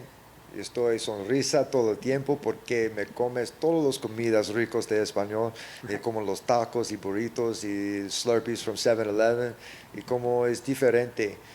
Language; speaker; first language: Spanish; early bilingual, heritage; English